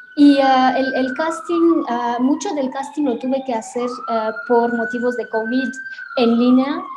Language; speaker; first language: Spanish; non-native, fluent; Romanian